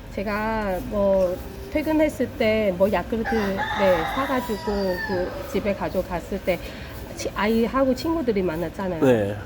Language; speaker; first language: Korean; non-native, fluent; Cantonese